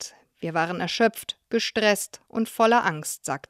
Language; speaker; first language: German; native; German